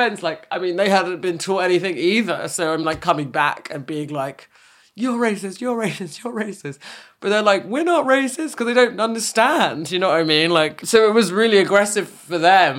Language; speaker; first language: English; native; English